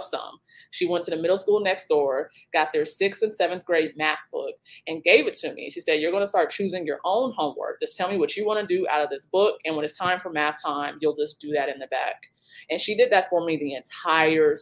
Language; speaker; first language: English; native; English